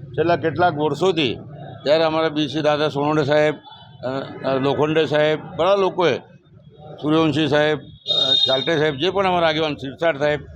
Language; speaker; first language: Gujarati; non-native, local second language; Marathi